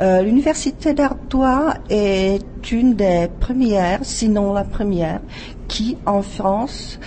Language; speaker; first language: French; non-native, fluent; Czech